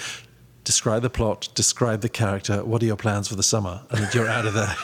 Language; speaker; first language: English; native; English